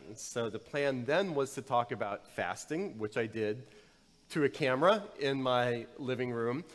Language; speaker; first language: English; native; English